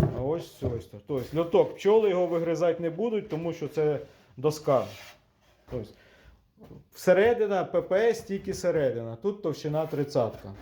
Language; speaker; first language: Ukrainian; native; Ukrainian